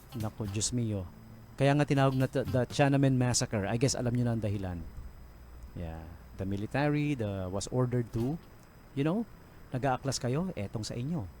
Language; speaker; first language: Filipino; native; Filipino